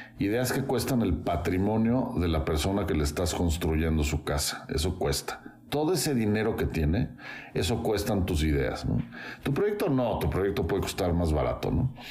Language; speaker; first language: Spanish; native; Spanish